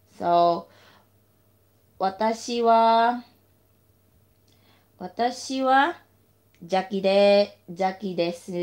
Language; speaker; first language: Japanese; non-native, learner; Filipino